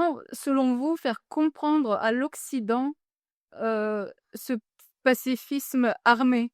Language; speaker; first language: French; non-native, fluent; Ukrainian